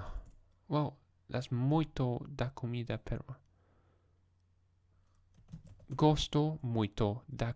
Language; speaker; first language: Portuguese; non-native, learner; English